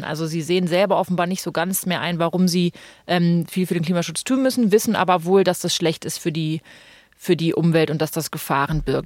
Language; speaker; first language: German; native; German